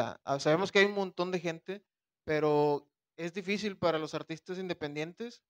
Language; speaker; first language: Spanish; native; Spanish